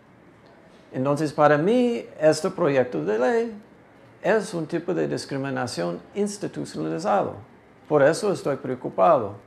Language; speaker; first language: Spanish; non-native, fluent; English